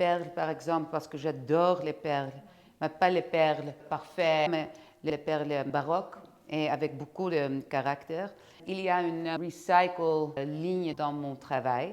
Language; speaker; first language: French; non-native, fluent; Dutch